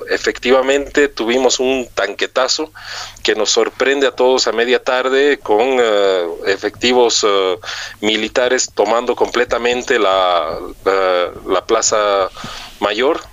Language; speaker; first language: Spanish; native; Spanish